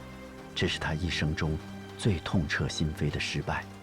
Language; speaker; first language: Chinese; native; Chinese